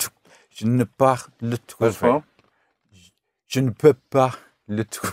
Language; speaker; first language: French; non-native, learner; English